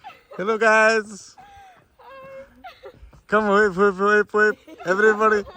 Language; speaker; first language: English; non-native, learner; Nepali